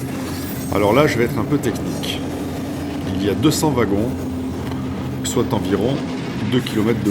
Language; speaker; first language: French; native; French